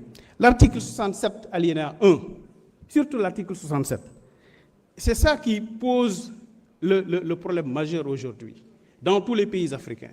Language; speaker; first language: French; non-native, local second language; Wolof